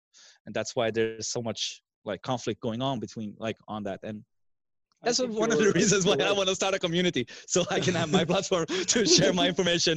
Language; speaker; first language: English; non-native, fluent; Swedish